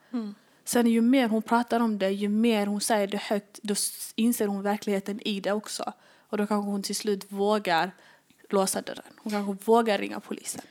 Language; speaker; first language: Swedish; early bilingual, other home language; Somali